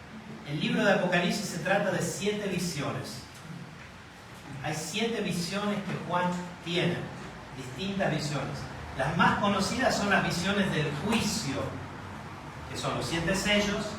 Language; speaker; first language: Spanish; native; Spanish